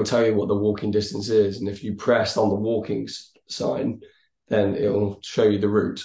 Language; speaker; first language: English; native; English